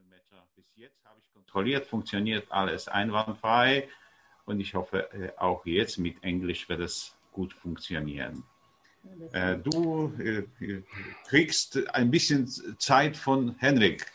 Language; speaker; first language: German; non-native, fluent; Polish